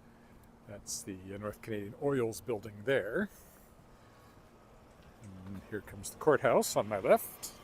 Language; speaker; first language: English; native; English